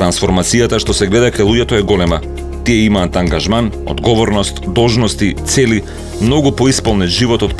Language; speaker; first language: Macedonian; native; Macedonian